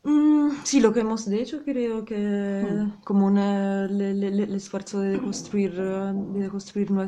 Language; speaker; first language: Spanish; non-native, learner; Italian